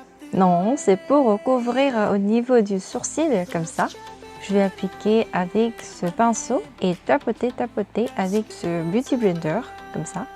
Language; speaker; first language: French; non-native, learner; Korean